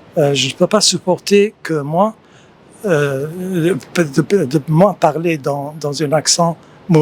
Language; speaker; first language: French; early bilingual, heritage; English